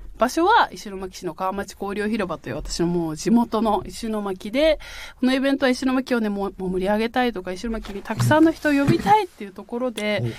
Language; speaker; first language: Japanese; native; Japanese